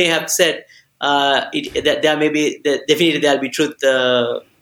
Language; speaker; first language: English; non-native, local second language; Sinhala